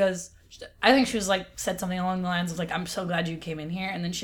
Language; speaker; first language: English; native; English